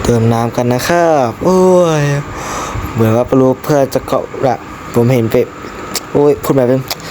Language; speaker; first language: Thai; native; Thai